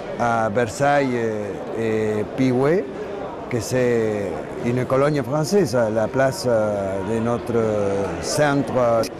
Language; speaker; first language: French; non-native, learner; Spanish